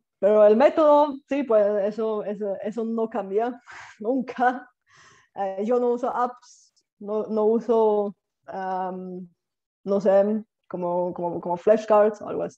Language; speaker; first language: Spanish; non-native, fluent; Bulgarian